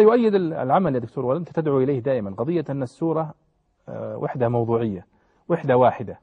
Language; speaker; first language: Arabic; native; Arabic